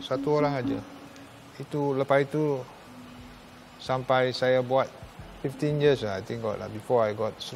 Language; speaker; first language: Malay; non-native, local second language; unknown